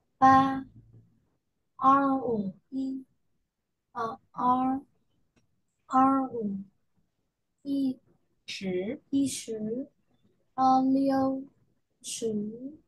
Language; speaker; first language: Chinese; non-native, learner; Vietnamese